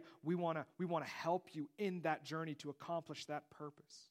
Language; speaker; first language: English; native; English